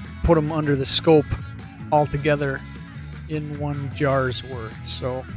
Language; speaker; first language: English; native; English